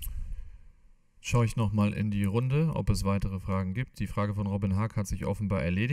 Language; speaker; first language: German; native; German